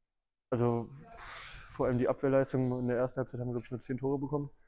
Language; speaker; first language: German; native; German